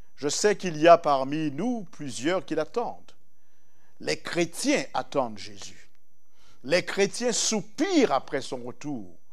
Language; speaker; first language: French; native; French